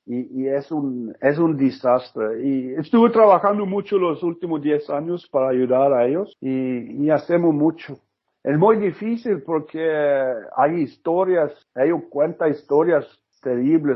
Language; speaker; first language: Spanish; non-native, learner; Norwegian